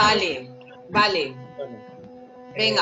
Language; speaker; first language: Spanish; native; Spanish